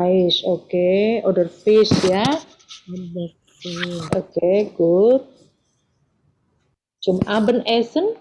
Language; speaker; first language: German; non-native, fluent; Indonesian